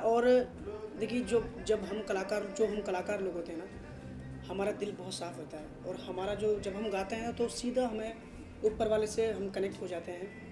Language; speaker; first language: Hindi; native; Hindi